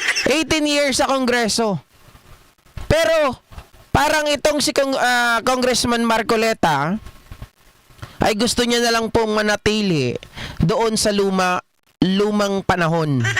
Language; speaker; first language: Filipino; native; Filipino